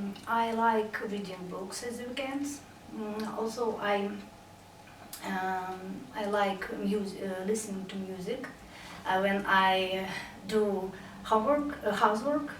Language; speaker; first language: English; non-native, learner; Russian